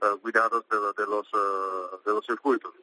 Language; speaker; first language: Spanish; non-native, learner; Italian